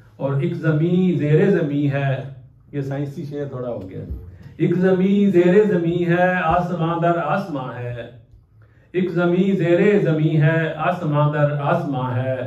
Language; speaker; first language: Urdu; non-native, local second language; Punjabi